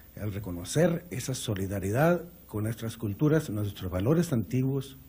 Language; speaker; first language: Spanish; native; Spanish